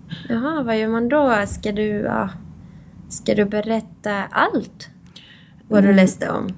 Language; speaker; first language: Swedish; non-native, fluent; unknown